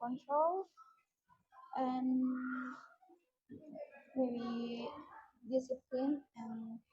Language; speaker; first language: English; non-native, learner; Indonesian